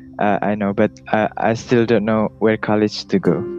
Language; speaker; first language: English; non-native, learner; Indonesian